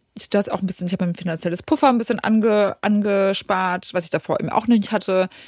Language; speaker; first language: German; early bilingual, other home language; Polish